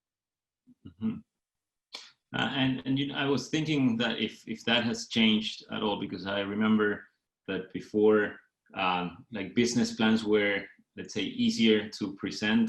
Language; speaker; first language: English; non-native, fluent; Spanish